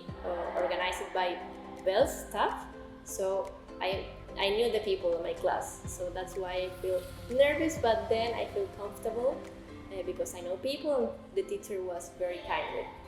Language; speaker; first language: English; non-native, learner; Spanish